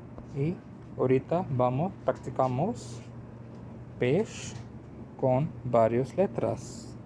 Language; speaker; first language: Spanish; non-native, learner; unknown